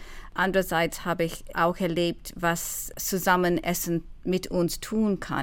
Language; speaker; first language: German; non-native, fluent; English